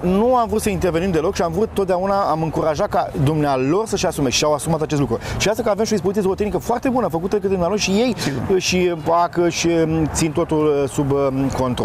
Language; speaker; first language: Romanian; native; Romanian